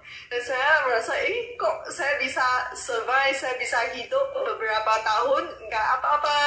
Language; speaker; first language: Indonesian; non-native, local second language; Malay